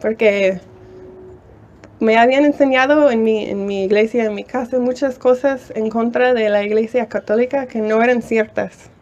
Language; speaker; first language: Spanish; non-native, fluent; English